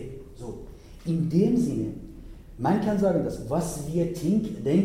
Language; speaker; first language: German; non-native, learner; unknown